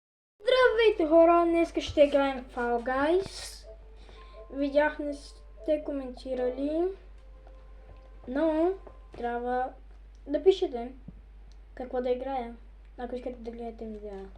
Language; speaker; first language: Bulgarian; native; Bulgarian